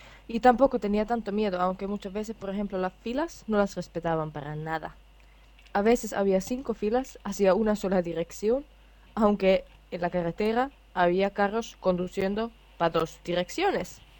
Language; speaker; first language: Spanish; non-native, fluent; Finnish